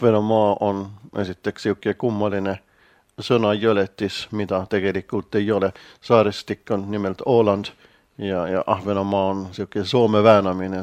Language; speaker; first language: Estonian; non-native, fluent; Swedish